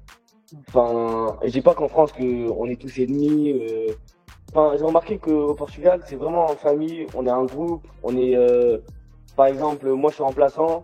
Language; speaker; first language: French; native; French